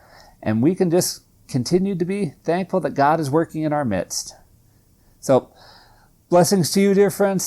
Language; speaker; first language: English; native; English